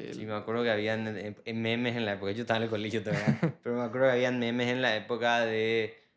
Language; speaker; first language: Spanish; native; Spanish